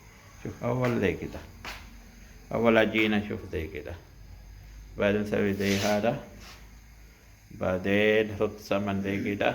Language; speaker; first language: Arabic; non-native, learner; Urdu